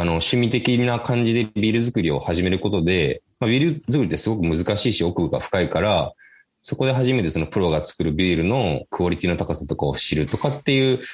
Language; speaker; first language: Japanese; native; Japanese